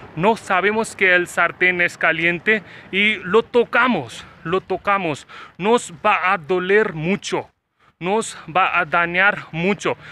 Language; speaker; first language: Spanish; non-native, fluent; Hindi